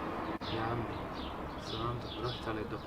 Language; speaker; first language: Arabic; non-native, fluent; English